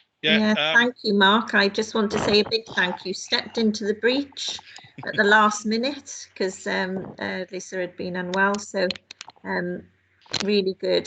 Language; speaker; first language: English; native; English